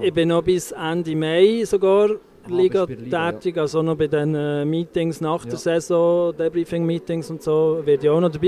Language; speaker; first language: German; native; German